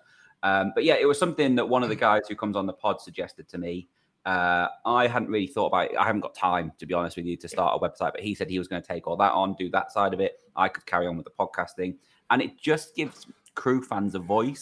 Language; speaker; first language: English; native; English